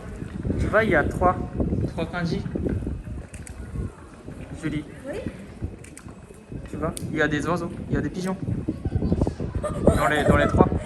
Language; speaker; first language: French; non-native, fluent; Japanese